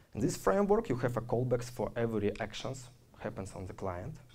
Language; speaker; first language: English; non-native, fluent; Russian